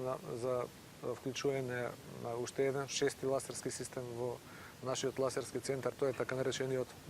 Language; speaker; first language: Macedonian; native; Macedonian